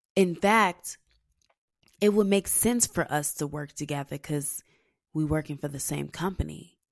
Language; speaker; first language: English; native; English